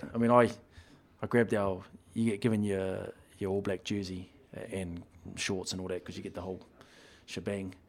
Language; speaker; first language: English; native; English